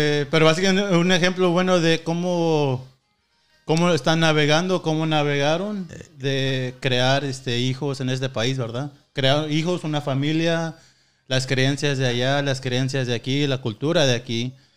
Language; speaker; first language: Spanish; early bilingual, heritage; Spanish